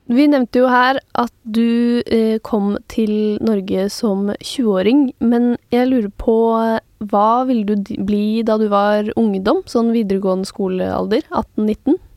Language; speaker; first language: Norwegian; native; Norwegian